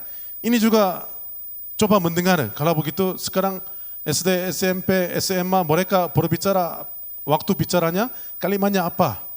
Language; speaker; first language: Indonesian; non-native, learner; Korean